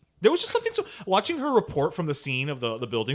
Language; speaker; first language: English; native; English